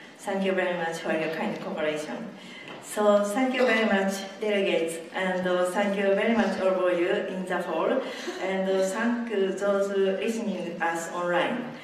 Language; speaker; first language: English; non-native, fluent; Japanese